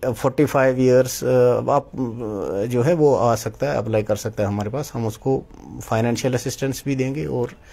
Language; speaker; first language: Hindi; non-native, local second language; Kashmiri